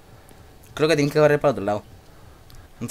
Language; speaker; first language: Spanish; native; Spanish